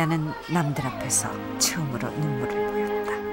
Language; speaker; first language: Korean; native; Korean